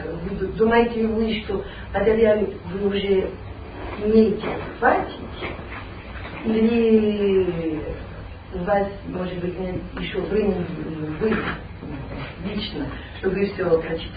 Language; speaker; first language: Russian; non-native, learner; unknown